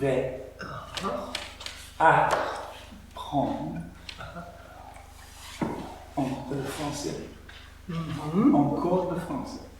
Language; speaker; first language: French; non-native, learner; English